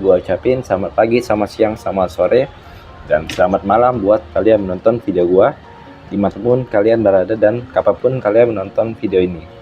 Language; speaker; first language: Indonesian; native; Indonesian